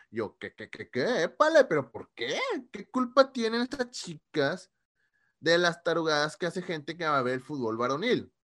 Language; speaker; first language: Spanish; native; Spanish